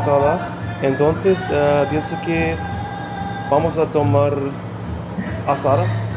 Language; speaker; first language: Spanish; non-native, learner; English